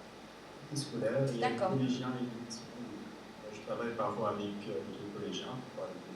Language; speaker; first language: French; non-native, fluent; Arabic